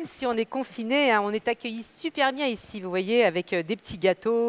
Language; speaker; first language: French; native; French